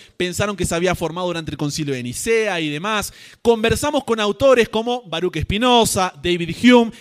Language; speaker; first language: Spanish; native; Spanish